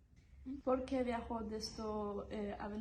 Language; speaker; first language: Spanish; non-native, learner; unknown